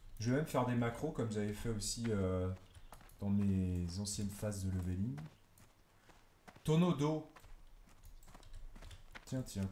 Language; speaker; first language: French; native; French